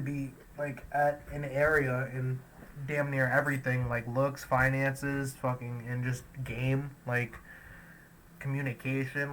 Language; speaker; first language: English; native; English